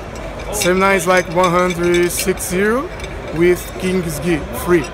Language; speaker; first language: English; non-native, learner; Portuguese